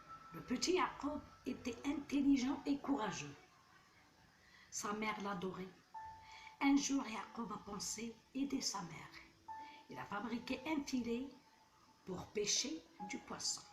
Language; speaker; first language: French; non-native, local second language; Arabic